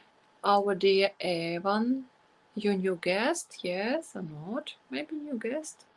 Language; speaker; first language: English; non-native, learner; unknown